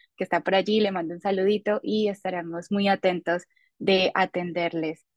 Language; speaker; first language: Spanish; native; Spanish